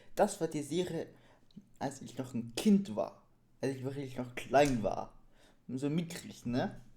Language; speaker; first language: German; early bilingual, other home language; Spanish